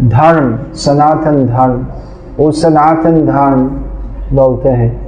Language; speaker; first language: Hindi; non-native, fluent; English